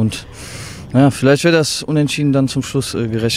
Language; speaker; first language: German; native; German